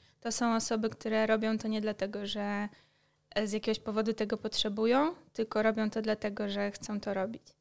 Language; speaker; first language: Polish; native; Polish